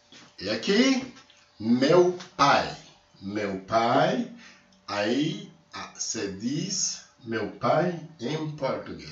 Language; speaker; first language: Portuguese; non-native, learner; Haitian Creole